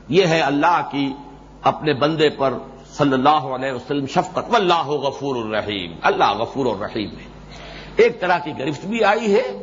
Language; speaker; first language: Urdu; native; Urdu